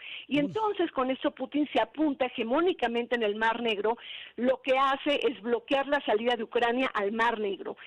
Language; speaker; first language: Spanish; native; Spanish